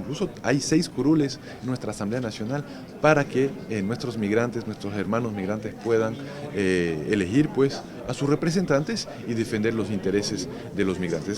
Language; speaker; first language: Spanish; native; Spanish